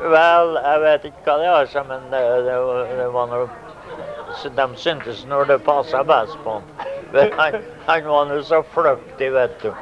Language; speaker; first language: Norwegian; early bilingual, heritage; Norwegian